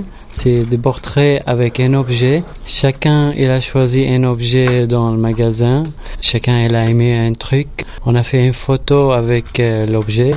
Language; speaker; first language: French; non-native, learner; Arabic